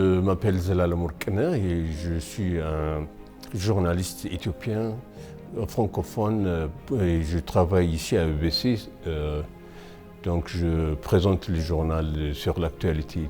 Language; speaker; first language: French; non-native, fluent; Amharic